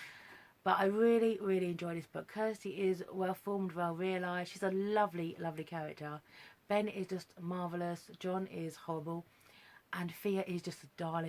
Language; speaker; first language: English; native; English